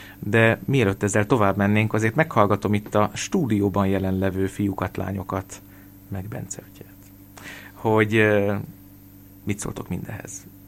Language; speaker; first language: Hungarian; native; Hungarian